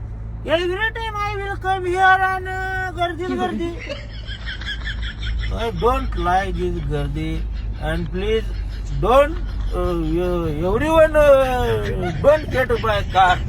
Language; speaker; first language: English; non-native, learner; Marathi